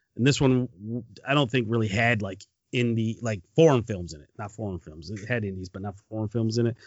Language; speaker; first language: English; native; English